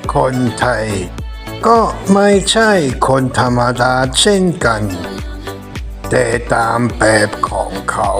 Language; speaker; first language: Thai; non-native, fluent; German